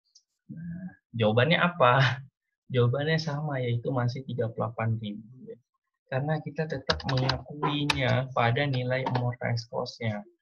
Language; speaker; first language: Indonesian; native; Indonesian